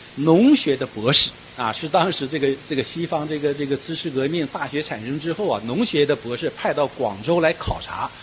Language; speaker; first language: Chinese; native; Chinese